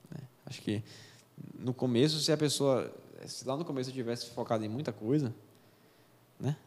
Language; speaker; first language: Portuguese; native; Portuguese